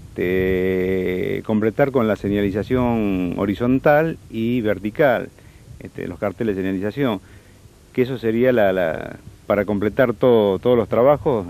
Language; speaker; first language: Spanish; native; Spanish